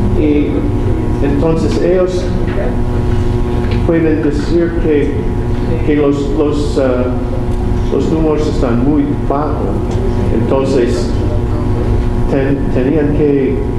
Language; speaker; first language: Spanish; non-native, learner; English